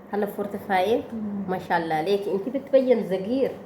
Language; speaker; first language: Arabic; non-native, learner; Oromo